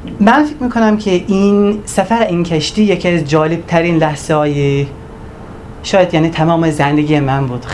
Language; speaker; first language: Persian; non-native, learner; Turkish